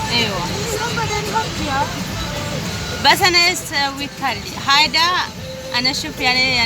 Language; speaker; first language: Arabic; non-native, learner; Oromo